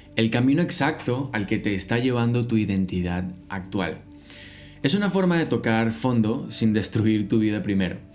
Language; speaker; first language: Spanish; native; Spanish